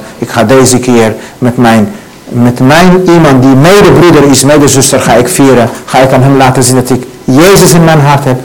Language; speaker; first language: Dutch; non-native, learner; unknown